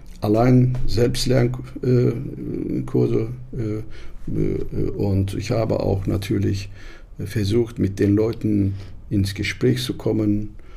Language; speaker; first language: German; non-native, fluent; Turkish